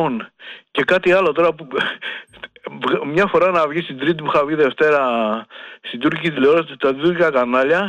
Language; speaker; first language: Greek; native; Greek